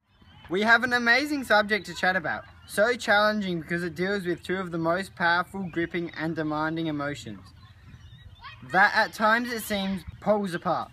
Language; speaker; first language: English; native; English